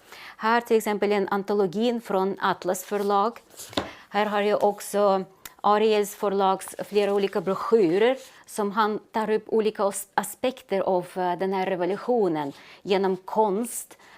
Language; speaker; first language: Swedish; non-native, fluent; Russian